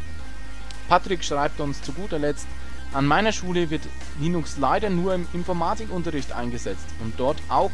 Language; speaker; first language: German; native; German